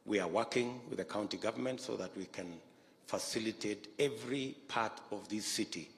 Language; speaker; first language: English; non-native, local second language; Kalenjin